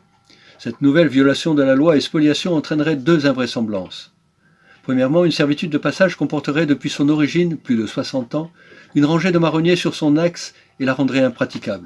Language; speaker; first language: French; native; French